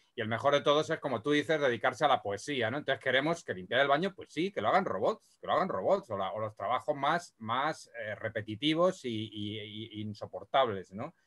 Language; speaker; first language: Spanish; native; Spanish